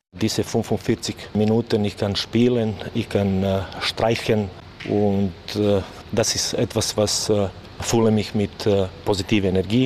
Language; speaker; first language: German; non-native, learner; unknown